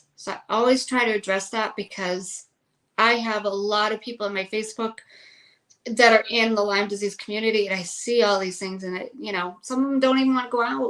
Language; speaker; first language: English; native; English